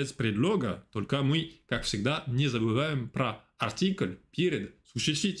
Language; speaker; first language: Russian; non-native, fluent; French